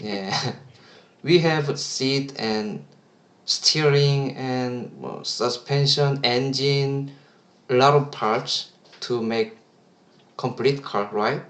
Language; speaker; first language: English; non-native, learner; Korean